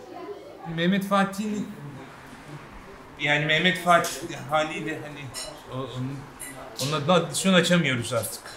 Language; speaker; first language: Turkish; native; Turkish